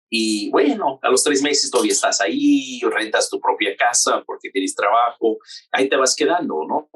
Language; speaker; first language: Spanish; non-native, fluent; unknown